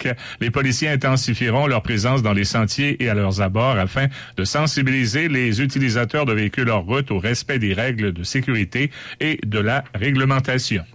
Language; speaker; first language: French; native; French